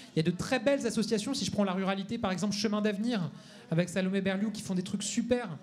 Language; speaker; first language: French; native; French